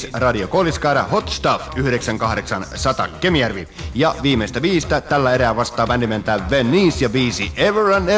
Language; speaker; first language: Finnish; native; Finnish